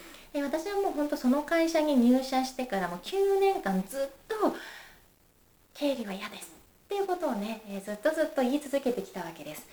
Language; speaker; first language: Japanese; native; Japanese